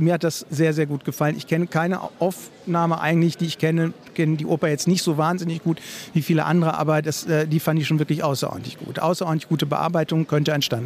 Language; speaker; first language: German; native; German